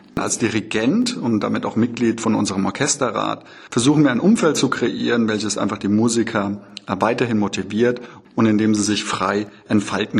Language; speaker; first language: German; native; German